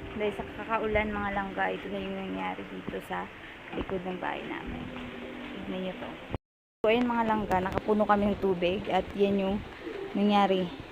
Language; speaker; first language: Filipino; non-native, local second language; Waray